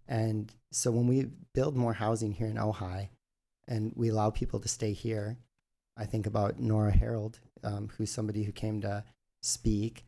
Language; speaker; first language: English; native; English